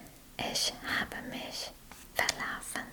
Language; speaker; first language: German; non-native, fluent; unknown